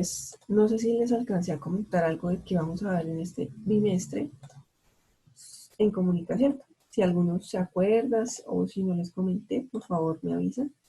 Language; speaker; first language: Spanish; native; Spanish